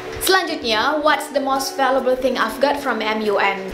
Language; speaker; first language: English; non-native, fluent; Indonesian